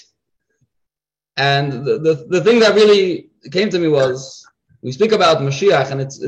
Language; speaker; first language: English; native; English